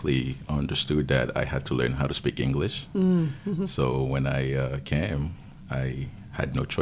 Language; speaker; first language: English; non-native, fluent; Haitian Creole